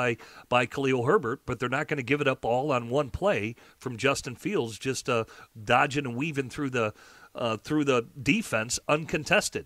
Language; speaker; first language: English; native; English